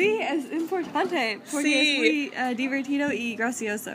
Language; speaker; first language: Spanish; non-native, learner; English